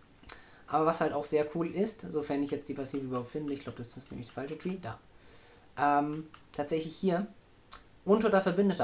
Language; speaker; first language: German; native; German